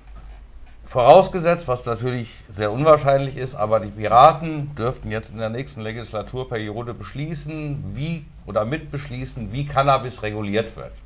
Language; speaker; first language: German; native; German